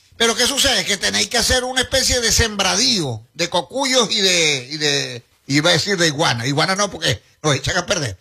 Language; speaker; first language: Spanish; native; Spanish